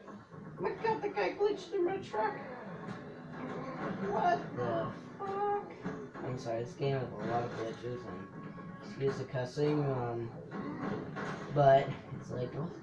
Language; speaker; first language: English; native; English